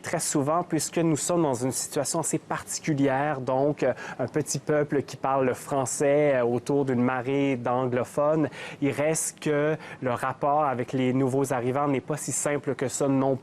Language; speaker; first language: French; native; French